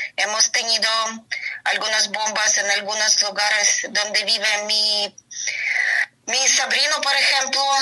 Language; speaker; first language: Spanish; non-native, learner; Ukrainian